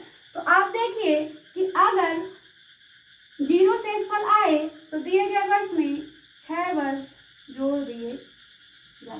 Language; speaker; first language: Hindi; native; Hindi